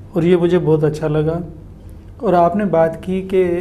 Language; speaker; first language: Hindi; native; Hindi